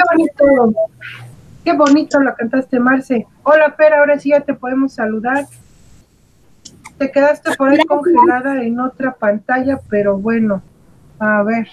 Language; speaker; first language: Spanish; native; Spanish